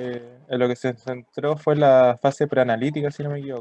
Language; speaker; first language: Spanish; native; Spanish